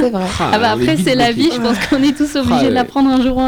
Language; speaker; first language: French; native; French